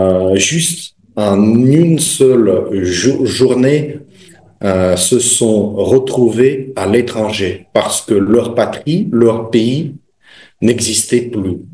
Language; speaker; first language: French; non-native, fluent; Russian